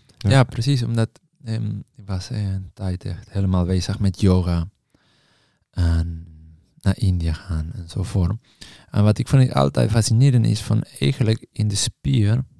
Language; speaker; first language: Dutch; non-native, fluent; Spanish